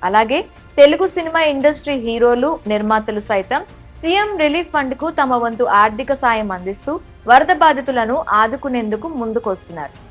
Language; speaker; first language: Telugu; native; Telugu